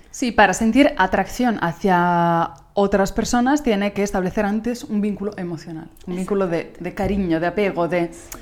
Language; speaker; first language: Spanish; non-native, fluent; Italian